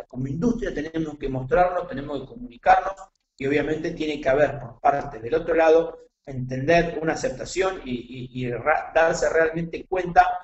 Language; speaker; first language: Spanish; native; Spanish